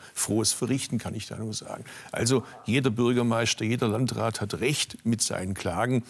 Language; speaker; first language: German; native; German